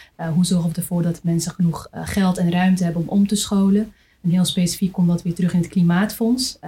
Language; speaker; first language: Dutch; native; Dutch